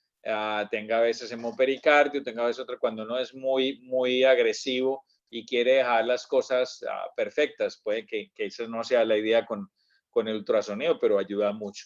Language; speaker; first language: Spanish; native; Spanish